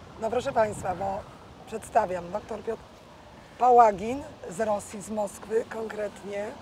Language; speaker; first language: Polish; native; Polish